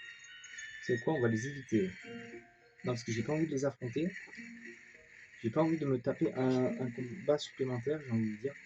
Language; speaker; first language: French; native; French